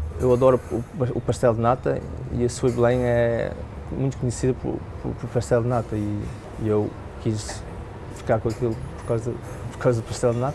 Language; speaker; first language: Portuguese; early bilingual, heritage; Portuguese